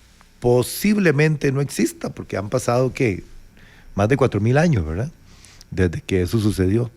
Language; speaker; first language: Spanish; native; Spanish